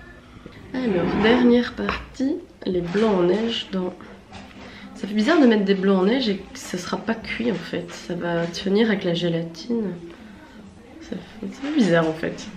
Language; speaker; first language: French; native; French